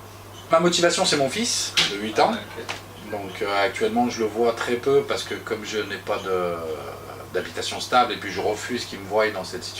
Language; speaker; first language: French; native; French